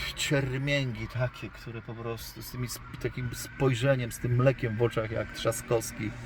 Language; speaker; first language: Polish; native; Polish